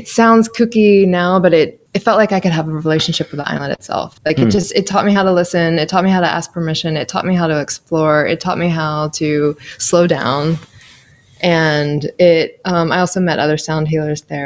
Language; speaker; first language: English; native; English